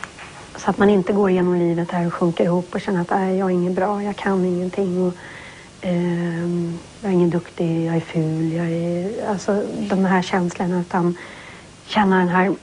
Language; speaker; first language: Swedish; native; Swedish